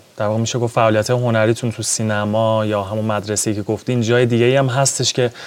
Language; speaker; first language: Persian; native; Persian